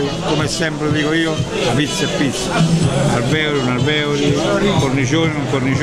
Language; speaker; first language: Italian; native; Italian